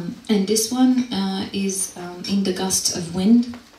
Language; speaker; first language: English; non-native, fluent; Macedonian